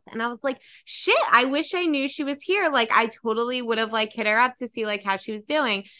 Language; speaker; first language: English; native; English